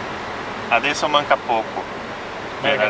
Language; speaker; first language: Italian; non-native, learner; Portuguese